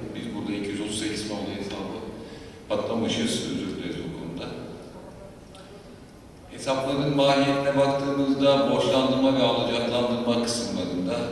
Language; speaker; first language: Turkish; native; Turkish